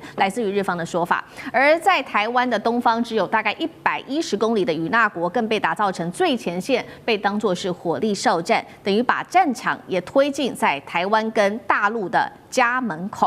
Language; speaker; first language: Chinese; native; Chinese